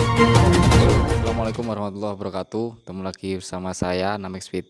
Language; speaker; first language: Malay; non-native, local second language; Javanese